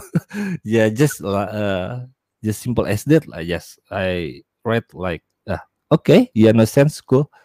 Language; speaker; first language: English; non-native, learner; Indonesian